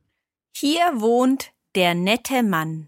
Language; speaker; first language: German; non-native, fluent; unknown